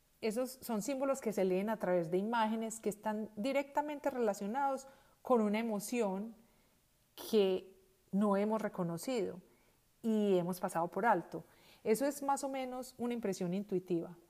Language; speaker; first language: Spanish; native; Spanish